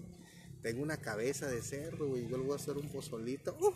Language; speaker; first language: Spanish; native; Spanish